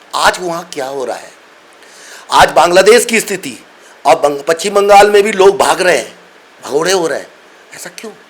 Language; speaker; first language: Hindi; non-native, local second language; Bangla